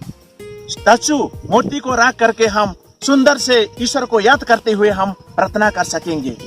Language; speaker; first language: Hindi; non-native, local second language; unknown